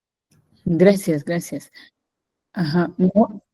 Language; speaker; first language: Spanish; non-native, fluent; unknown